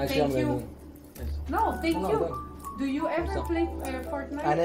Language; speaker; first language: English; non-native, learner; French